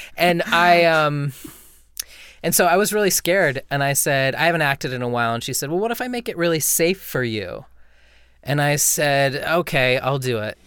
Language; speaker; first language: English; native; English